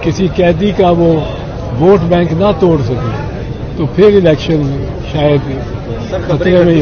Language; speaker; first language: Urdu; native; Urdu